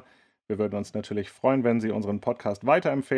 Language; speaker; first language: German; native; German